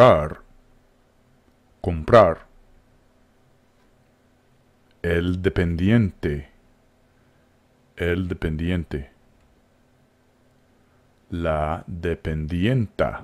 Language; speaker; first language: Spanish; non-native, fluent; English